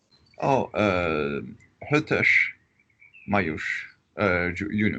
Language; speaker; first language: Hungarian; non-native, learner; French